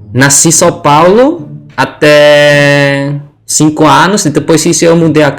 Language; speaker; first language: Portuguese; early bilingual, heritage; Indonesian